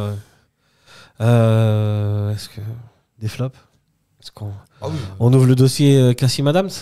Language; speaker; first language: French; native; French